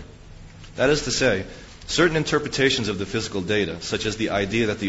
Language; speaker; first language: English; native; English